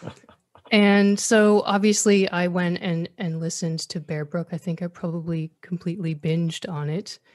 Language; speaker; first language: English; native; English